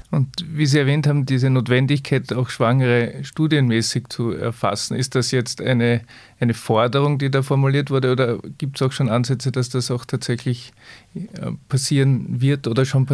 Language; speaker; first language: German; native; German